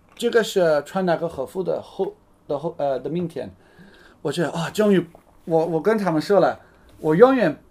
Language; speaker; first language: Chinese; non-native, fluent; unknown